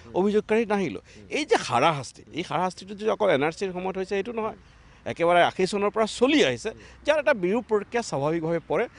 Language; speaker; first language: Assamese; native; Assamese